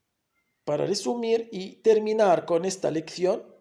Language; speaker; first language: Spanish; non-native, fluent; Arabic